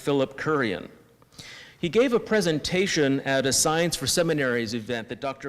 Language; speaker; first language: English; native; English